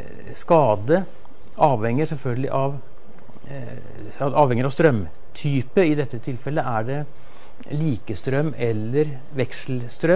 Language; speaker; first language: Norwegian; native; Norwegian